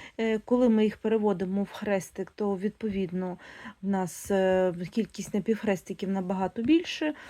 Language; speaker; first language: Ukrainian; non-native, local second language; Russian